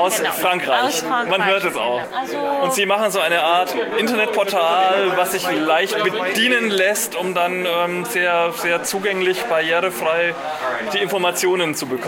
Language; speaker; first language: German; native; German